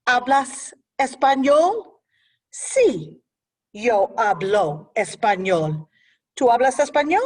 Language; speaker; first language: Spanish; non-native, fluent; English